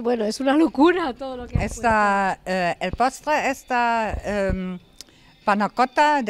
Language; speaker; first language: Spanish; native; Spanish